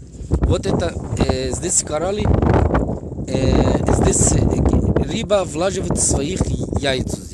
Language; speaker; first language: Russian; non-native, learner; Arabic